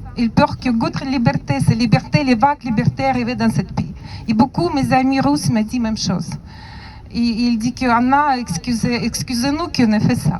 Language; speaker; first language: French; non-native, learner; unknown